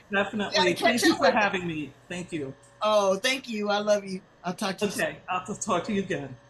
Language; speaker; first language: English; native; English